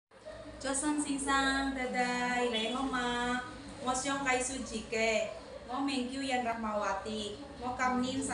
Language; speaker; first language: Cantonese; non-native, learner; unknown